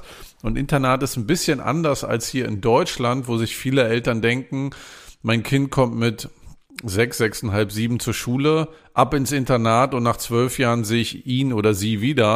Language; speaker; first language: German; native; German